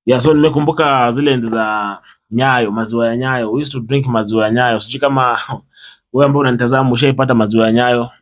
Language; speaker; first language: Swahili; native; Swahili